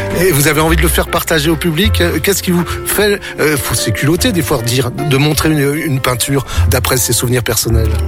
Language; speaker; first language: French; native; French